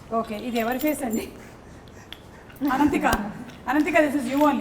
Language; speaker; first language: Telugu; native; Telugu